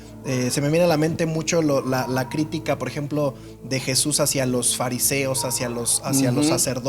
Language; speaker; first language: Spanish; native; Spanish